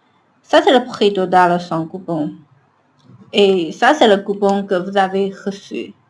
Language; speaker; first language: French; non-native, learner; Chinese